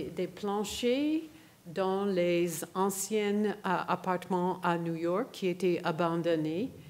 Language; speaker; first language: French; non-native, fluent; English